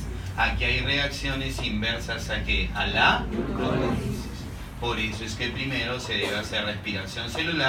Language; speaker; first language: Spanish; native; Spanish